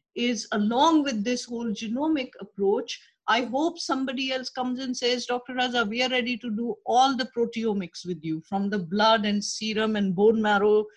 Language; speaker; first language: English; non-native, local second language; Urdu